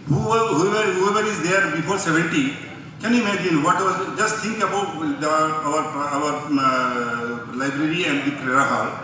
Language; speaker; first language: English; non-native, local second language; Bangla